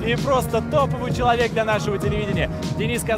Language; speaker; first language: Russian; native; Russian